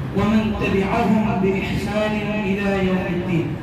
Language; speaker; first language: Arabic; non-native, fluent; Urdu